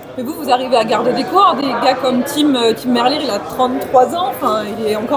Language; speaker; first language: French; native; French